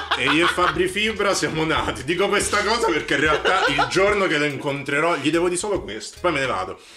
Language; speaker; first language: Italian; native; Italian